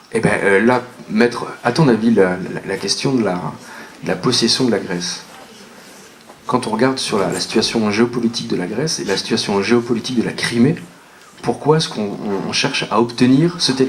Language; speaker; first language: French; native; French